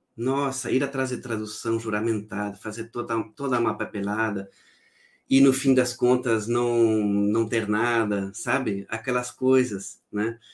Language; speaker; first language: Portuguese; non-native, fluent; French